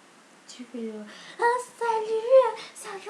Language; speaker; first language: French; native; French